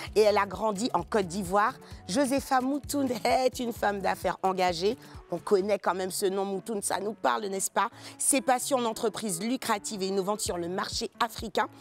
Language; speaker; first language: French; native; French